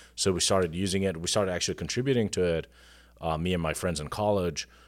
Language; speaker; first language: English; non-native, fluent; Arabic